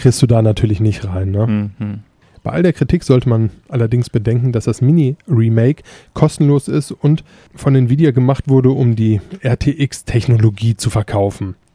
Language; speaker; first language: German; native; German